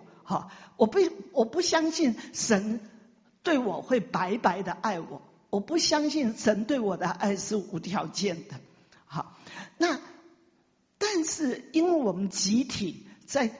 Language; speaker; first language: Chinese; native; Chinese